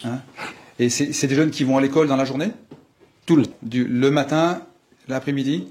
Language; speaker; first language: French; native; French